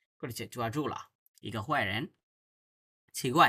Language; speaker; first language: Chinese; non-native, fluent; Bangla